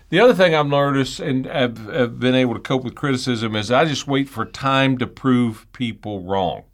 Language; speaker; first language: English; native; English